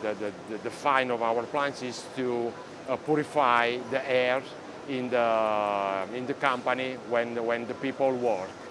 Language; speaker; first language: English; non-native, learner; Italian